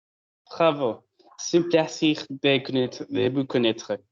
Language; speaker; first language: French; non-native, learner; Spanish